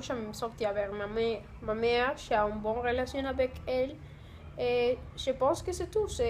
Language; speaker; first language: French; non-native, learner; Spanish